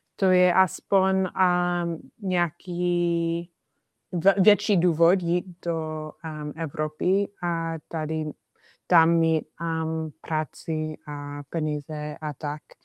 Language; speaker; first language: Czech; non-native, fluent; English